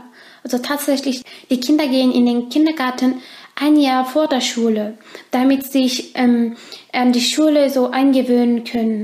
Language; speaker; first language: German; non-native, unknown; Turkish